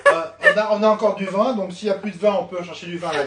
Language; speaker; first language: French; native; French